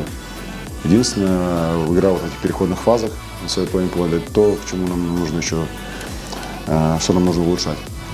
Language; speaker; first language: Russian; native; Russian